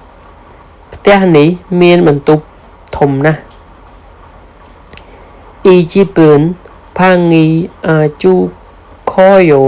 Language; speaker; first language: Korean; non-native, fluent; Khmer